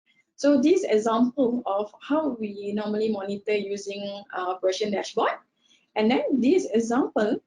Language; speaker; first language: English; non-native, local second language; Malay